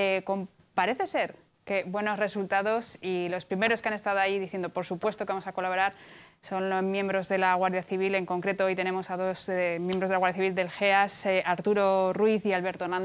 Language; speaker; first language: Spanish; native; Spanish